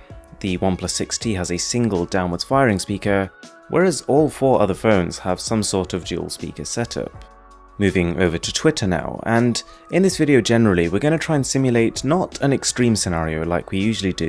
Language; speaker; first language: English; native; English